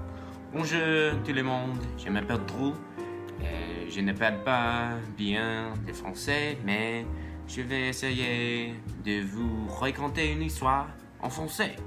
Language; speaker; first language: French; non-native, learner; English